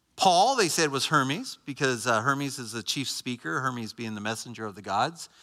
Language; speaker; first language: English; native; English